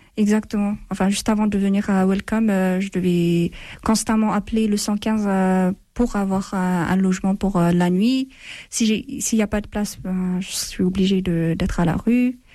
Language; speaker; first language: French; non-native, fluent; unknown